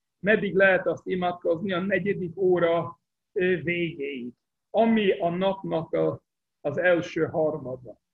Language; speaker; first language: Hungarian; early bilingual, heritage; Hungarian